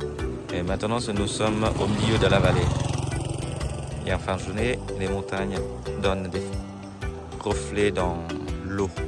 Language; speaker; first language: French; non-native, fluent; Vietnamese